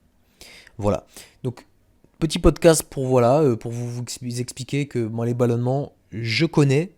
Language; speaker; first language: French; native; French